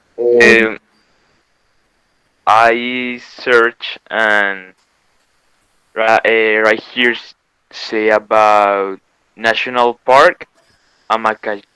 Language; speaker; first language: English; non-native, learner; Spanish